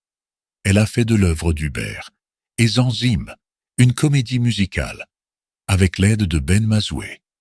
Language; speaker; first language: French; native; French